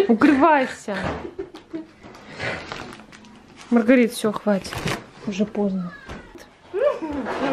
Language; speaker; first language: Russian; native; Russian